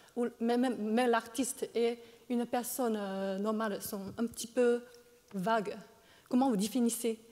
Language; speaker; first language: French; non-native, fluent; Chinese